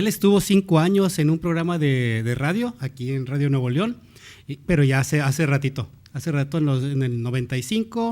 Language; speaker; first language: Spanish; native; Spanish